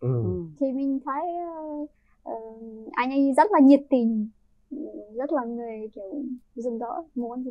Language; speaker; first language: Vietnamese; non-native, fluent; Ukrainian